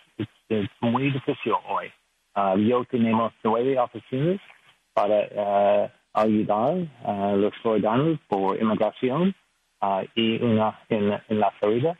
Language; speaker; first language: Spanish; non-native, learner; English